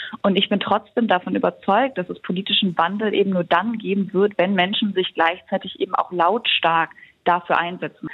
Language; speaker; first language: German; native; German